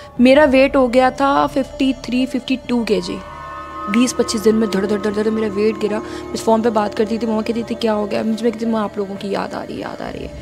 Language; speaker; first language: Urdu; native; Urdu